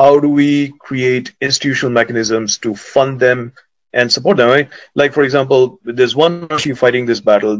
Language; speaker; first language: English; non-native, local second language; Hindi